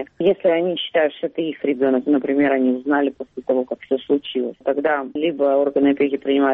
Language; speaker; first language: Russian; native; Russian